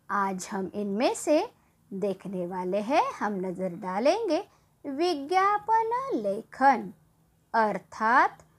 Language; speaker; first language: Hindi; non-native, local second language; Marathi